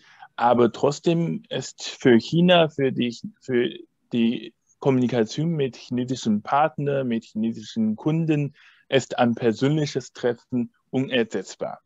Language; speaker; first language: German; non-native, fluent; Chinese